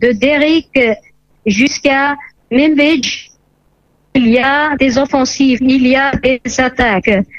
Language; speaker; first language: French; non-native, fluent; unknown